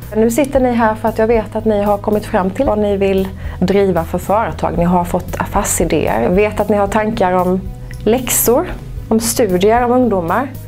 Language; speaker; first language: Swedish; native; Swedish